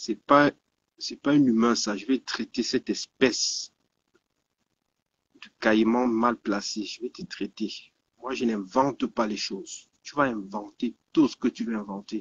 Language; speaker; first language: French; native; French